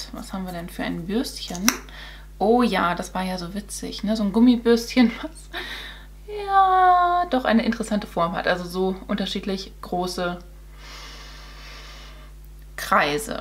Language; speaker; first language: German; native; German